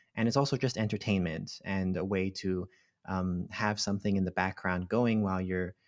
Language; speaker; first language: English; non-native, local second language; Cantonese